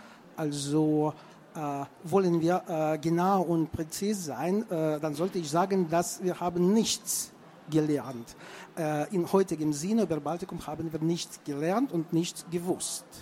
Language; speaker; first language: German; non-native, fluent; Russian